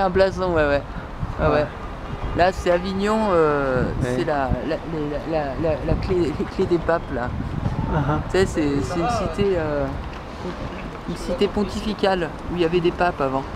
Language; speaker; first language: French; native; French